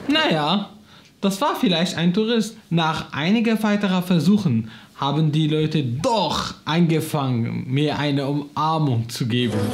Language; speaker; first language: German; non-native, fluent; Arabic